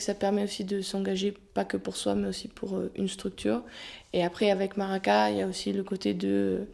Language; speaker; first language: French; native; French